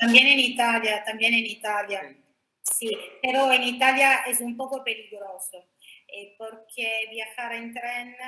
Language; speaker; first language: Spanish; non-native, fluent; Italian